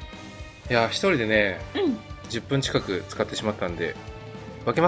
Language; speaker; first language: Japanese; native; Japanese